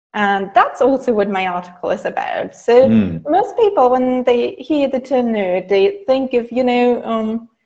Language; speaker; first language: English; non-native, fluent; German